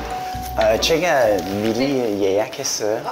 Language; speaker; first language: Korean; non-native, fluent; English